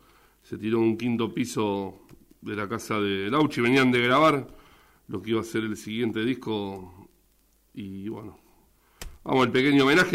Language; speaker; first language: Spanish; native; Spanish